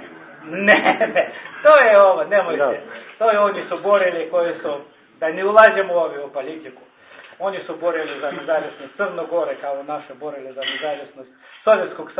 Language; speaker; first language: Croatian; non-native, learner; Russian